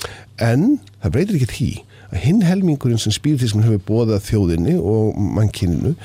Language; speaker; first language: Icelandic; native; Icelandic